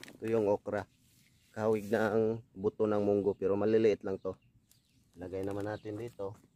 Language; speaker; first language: Filipino; non-native, local second language; Cebuano